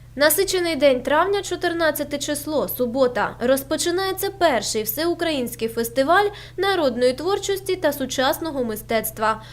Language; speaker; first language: Ukrainian; native; Ukrainian